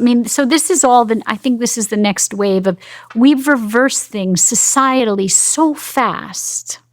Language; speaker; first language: English; native; English